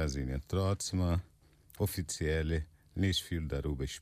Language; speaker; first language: German; non-native, fluent; Portuguese